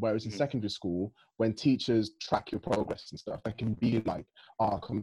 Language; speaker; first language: English; native; English